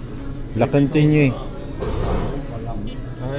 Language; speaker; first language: French; non-native, learner; Filipino